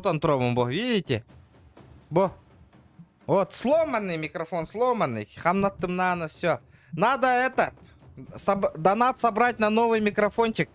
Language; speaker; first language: Russian; native; Russian